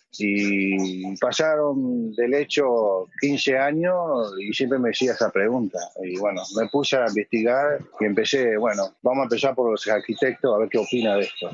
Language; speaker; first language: Spanish; native; Spanish